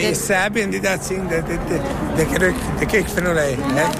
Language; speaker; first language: Danish; non-native, learner; Serbian